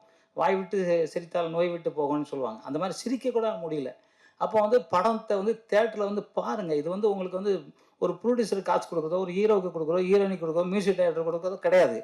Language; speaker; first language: Tamil; native; Tamil